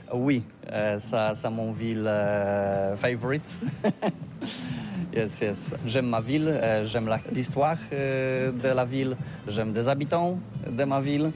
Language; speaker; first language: French; non-native, learner; Polish